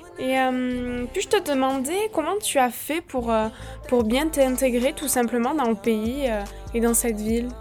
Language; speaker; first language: French; native; French